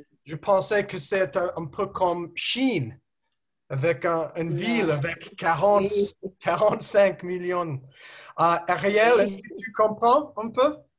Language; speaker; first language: French; non-native, learner; English